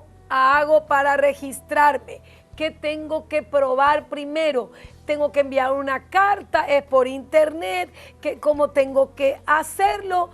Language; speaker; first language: Spanish; native; Spanish